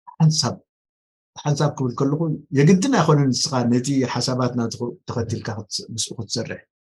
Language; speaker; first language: Tigrinya; non-native, local second language; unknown